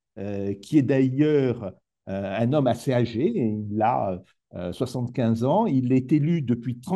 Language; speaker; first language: French; native; French